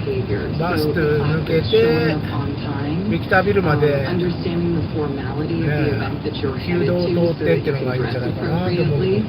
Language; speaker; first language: Japanese; native; Japanese